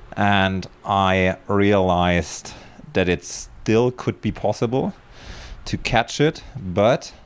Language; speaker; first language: English; non-native, fluent; German